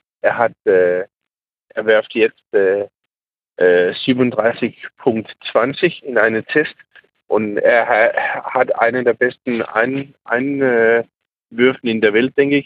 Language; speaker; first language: German; non-native, learner; Danish